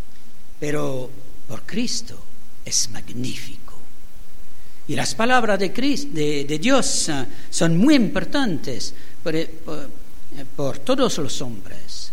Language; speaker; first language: Spanish; non-native, learner; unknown